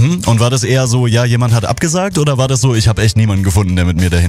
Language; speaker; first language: German; native; German